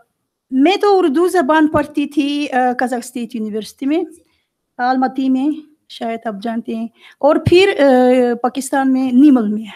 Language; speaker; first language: Hindi; non-native, fluent; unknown